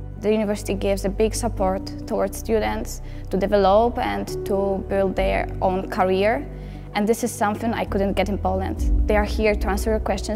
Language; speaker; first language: English; non-native, fluent; Polish